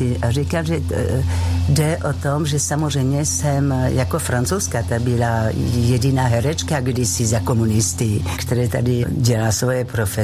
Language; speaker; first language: Czech; non-native, fluent; French